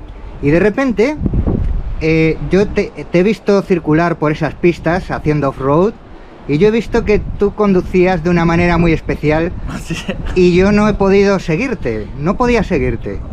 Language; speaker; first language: Spanish; native; Spanish